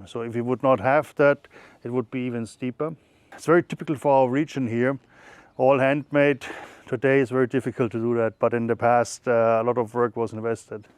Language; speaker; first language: English; non-native, fluent; German